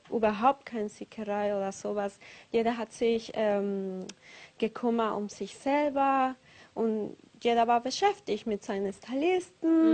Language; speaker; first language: German; non-native, learner; Spanish